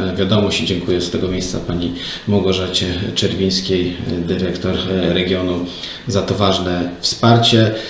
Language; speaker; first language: Polish; native; Polish